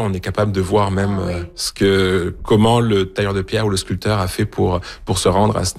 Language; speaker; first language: French; native; French